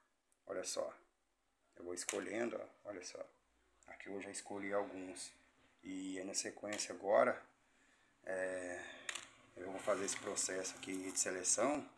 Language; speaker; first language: Portuguese; native; Portuguese